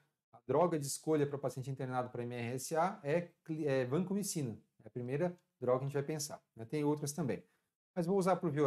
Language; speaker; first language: Portuguese; native; Portuguese